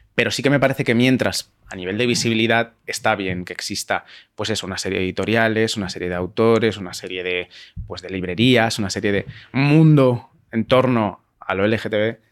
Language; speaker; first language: Spanish; native; Spanish